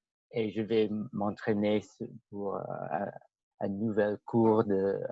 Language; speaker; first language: French; non-native, fluent; English